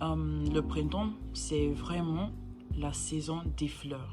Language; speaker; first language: French; non-native, learner; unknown